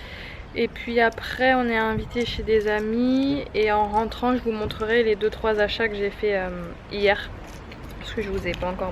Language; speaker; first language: French; native; French